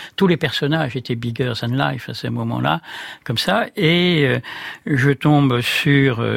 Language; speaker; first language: French; native; French